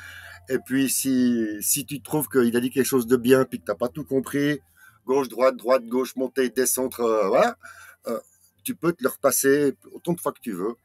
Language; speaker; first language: French; native; French